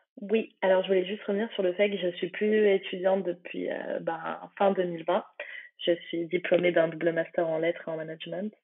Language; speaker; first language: French; early bilingual, other home language; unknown